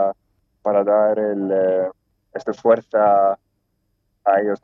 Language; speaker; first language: Spanish; non-native, fluent; Swedish